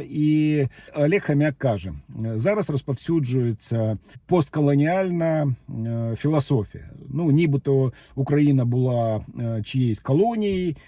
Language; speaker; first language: Ukrainian; native; Ukrainian